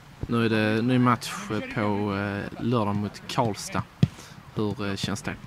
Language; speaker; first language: Swedish; native; Swedish